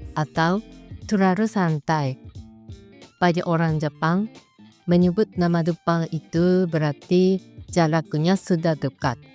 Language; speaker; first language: Indonesian; non-native, fluent; Japanese